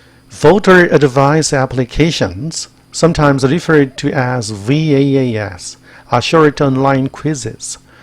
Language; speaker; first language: English; non-native, fluent; Korean